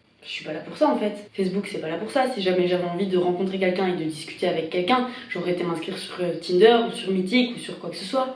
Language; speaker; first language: French; native; French